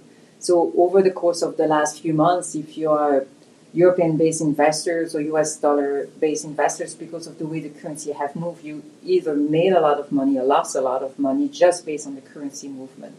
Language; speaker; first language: English; non-native, fluent; French